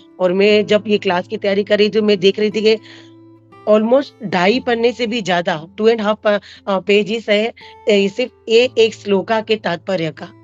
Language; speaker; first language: Hindi; non-native, local second language; Marathi